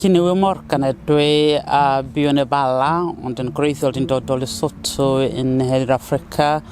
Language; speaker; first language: Welsh; non-native, fluent; Southern Sotho